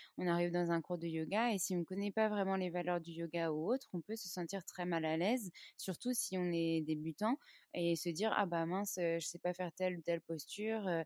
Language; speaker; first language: French; native; French